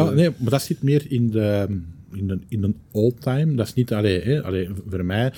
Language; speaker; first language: Dutch; native; Dutch